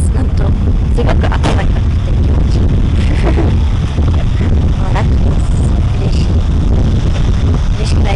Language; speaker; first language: Japanese; non-native, fluent; English